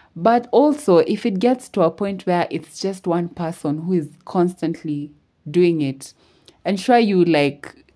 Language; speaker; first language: English; non-native, local second language; Swahili